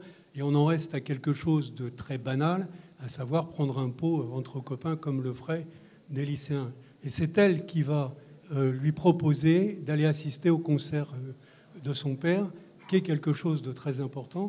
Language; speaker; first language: French; native; French